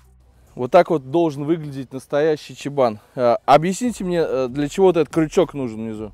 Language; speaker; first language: Russian; native; Russian